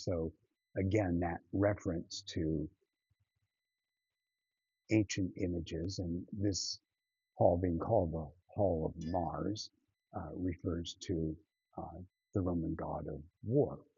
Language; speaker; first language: English; native; English